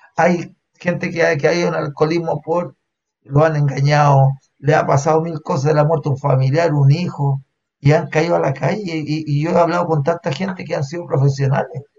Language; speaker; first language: Spanish; native; Spanish